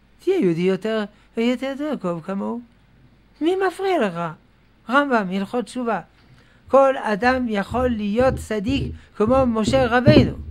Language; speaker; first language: Hebrew; non-native, fluent; French